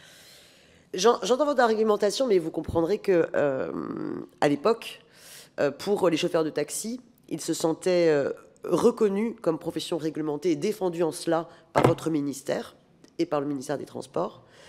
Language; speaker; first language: French; native; French